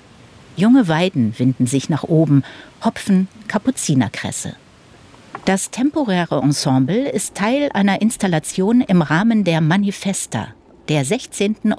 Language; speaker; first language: German; native; German